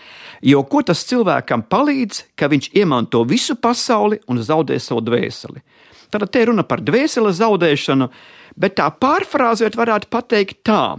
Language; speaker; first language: Latvian; native; Latvian